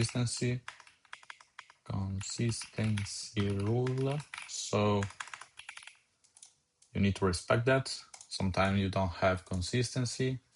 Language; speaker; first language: English; non-native, fluent; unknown